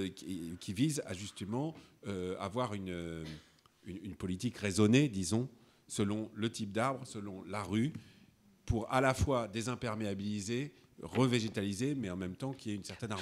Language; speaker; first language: French; native; French